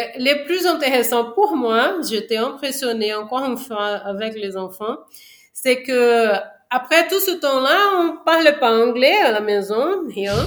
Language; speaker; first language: French; non-native, fluent; Portuguese